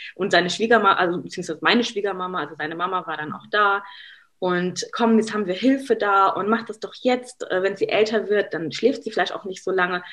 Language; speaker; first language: German; early bilingual, other home language; Arabic